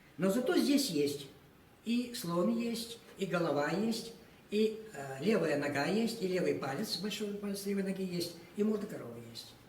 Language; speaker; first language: Russian; non-native, local second language; Ingush